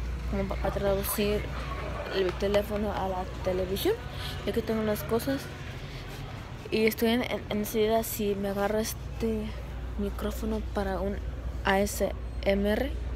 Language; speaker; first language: Spanish; early bilingual, heritage; Spanish